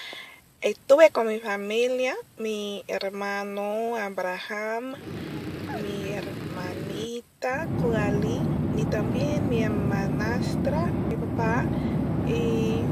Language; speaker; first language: Spanish; early bilingual, other home language; Haitian Creole